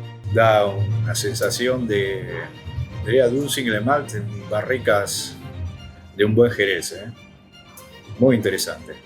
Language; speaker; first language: Spanish; native; Spanish